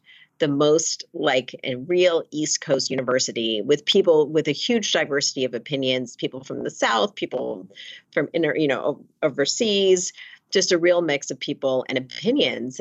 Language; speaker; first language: English; native; English